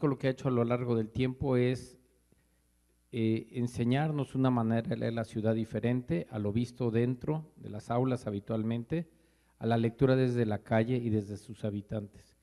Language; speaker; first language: Spanish; native; Spanish